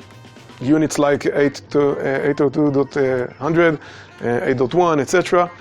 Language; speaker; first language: English; non-native, fluent; Hebrew